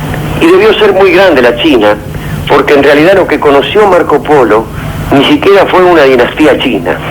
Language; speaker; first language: Spanish; native; Spanish